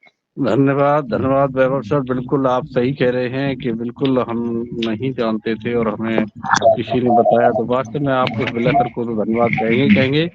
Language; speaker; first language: Hindi; native; Hindi